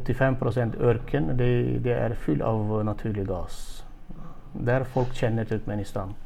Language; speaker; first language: Norwegian; non-native, fluent; Turkmen